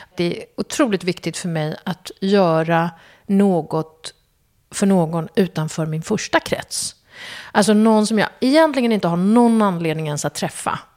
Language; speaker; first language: Swedish; early bilingual, other home language; Kurdish